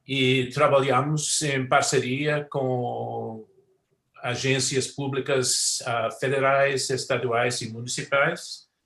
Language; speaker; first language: Portuguese; non-native, fluent; English